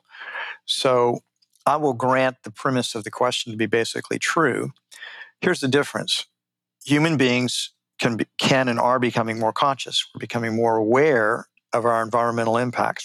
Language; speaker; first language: English; native; English